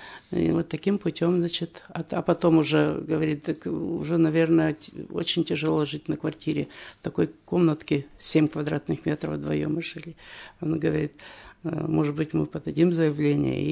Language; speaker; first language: Russian; native; Russian